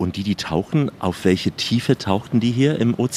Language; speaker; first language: German; native; German